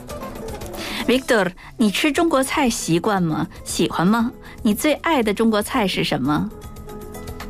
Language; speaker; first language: Chinese; native; Chinese